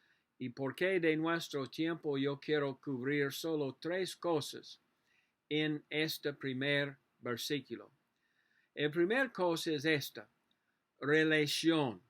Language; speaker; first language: Spanish; non-native, learner; English